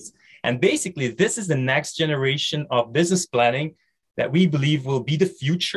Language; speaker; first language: English; non-native, fluent; Dutch